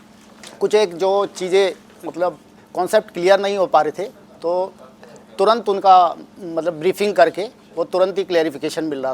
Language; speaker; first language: Hindi; native; Hindi